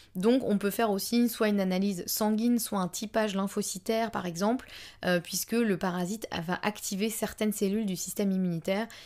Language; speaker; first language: French; native; French